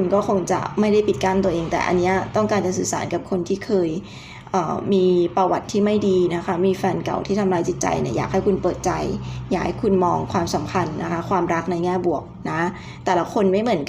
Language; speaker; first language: Thai; native; Thai